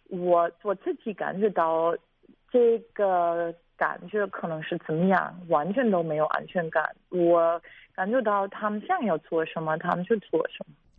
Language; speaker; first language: Chinese; non-native, fluent; German